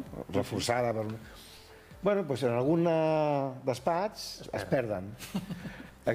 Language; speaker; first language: Catalan; native; Catalan